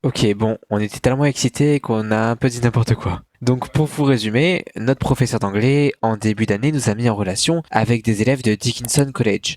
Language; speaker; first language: French; native; French